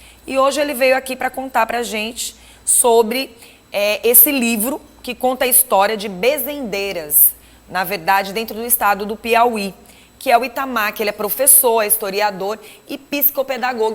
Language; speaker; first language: Portuguese; native; Portuguese